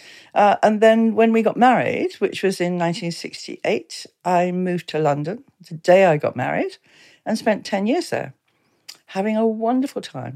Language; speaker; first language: English; native; English